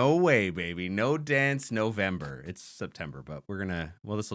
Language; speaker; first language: English; native; English